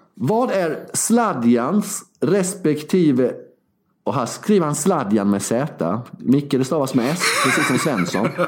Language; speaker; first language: Swedish; early bilingual, other home language; Serbian